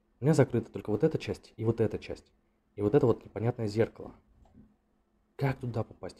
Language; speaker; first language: Russian; native; Russian